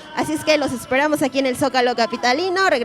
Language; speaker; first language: Spanish; native; Spanish